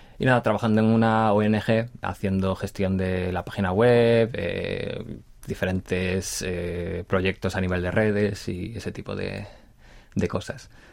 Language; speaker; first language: Spanish; native; Spanish